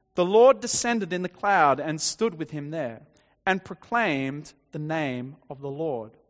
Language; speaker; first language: English; native; English